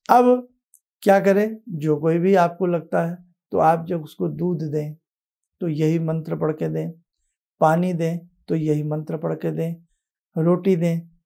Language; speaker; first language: Hindi; native; Hindi